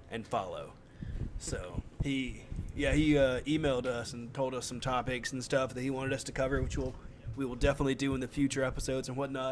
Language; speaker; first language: English; native; English